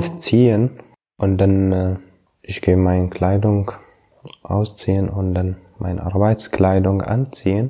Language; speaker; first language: German; non-native, learner; Arabic